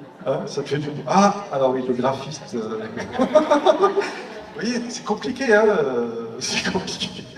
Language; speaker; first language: French; native; French